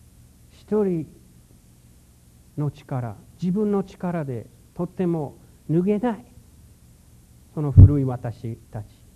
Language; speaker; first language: Japanese; non-native, fluent; English